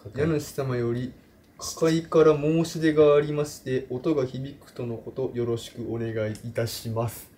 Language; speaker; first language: Japanese; native; Japanese